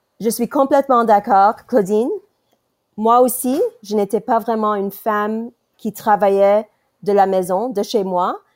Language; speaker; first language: French; non-native, local second language; English